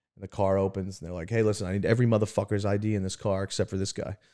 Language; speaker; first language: English; native; English